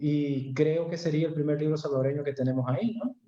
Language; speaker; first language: Spanish; native; Spanish